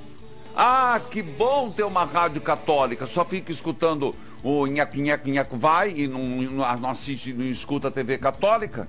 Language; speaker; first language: Portuguese; native; Portuguese